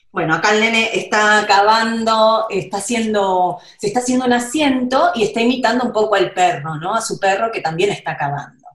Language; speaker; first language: English; non-native, learner; Spanish